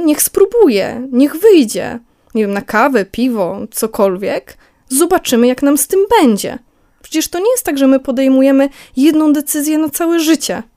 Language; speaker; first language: Polish; native; Polish